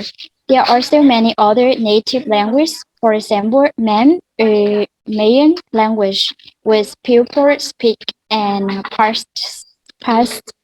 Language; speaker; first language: English; non-native, learner; Vietnamese